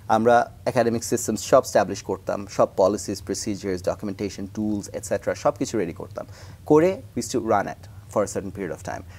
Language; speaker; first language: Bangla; native; Bangla